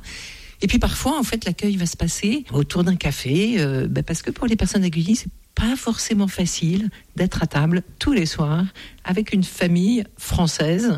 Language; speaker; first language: French; native; French